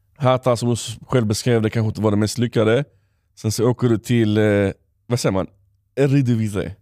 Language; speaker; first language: Swedish; native; Swedish